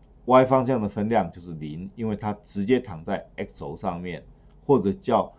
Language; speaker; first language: Chinese; native; Chinese